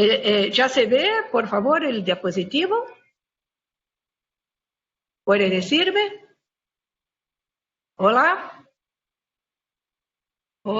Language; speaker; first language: Spanish; non-native, fluent; Portuguese